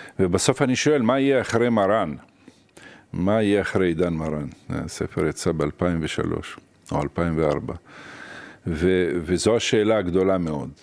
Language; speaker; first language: Hebrew; early bilingual, other home language; Arabic